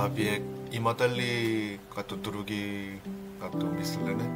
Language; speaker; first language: Bulgarian; non-native, learner; Korean